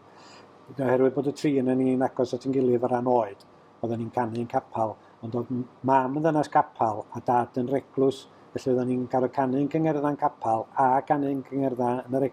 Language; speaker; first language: Welsh; native; Welsh